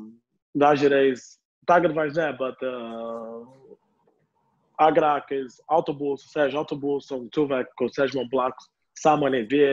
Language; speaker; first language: Latvian; non-native, learner; Portuguese